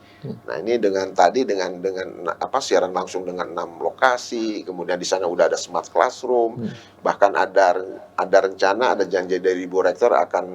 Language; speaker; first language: Indonesian; native; Indonesian